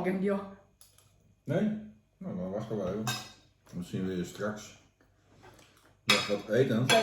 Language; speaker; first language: Dutch; non-native, learner; Thai